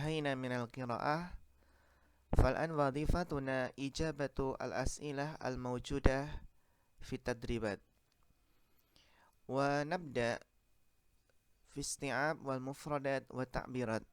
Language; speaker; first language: Arabic; non-native, fluent; Indonesian